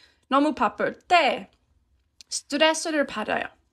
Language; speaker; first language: Korean; non-native, fluent; English